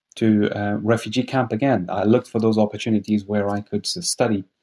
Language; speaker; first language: English; non-native, fluent; Persian